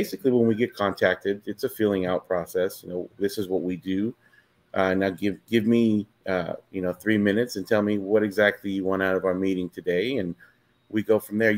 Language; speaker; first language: English; native; English